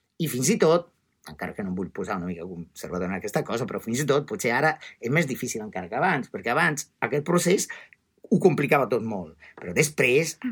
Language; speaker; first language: Catalan; non-native, fluent; Italian